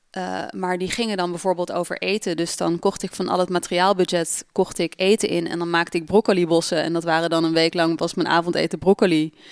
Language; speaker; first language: Dutch; native; Dutch